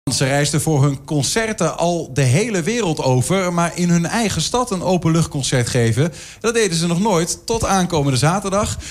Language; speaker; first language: Dutch; native; Dutch